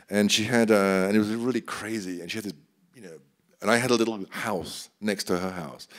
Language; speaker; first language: English; native; English